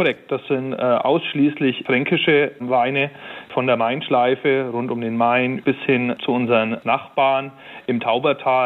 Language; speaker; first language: German; native; German